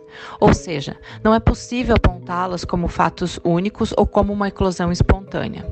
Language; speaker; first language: Portuguese; native; Portuguese